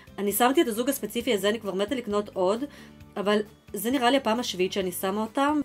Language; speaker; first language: Hebrew; early bilingual, other home language; Russian